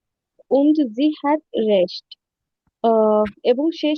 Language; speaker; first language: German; non-native, learner; Bangla